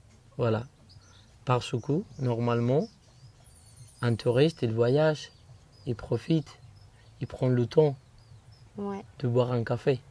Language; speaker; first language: French; non-native, fluent; Spanish